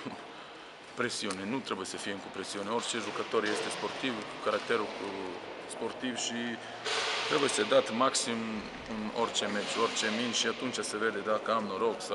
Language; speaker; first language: Romanian; non-native, learner; Serbian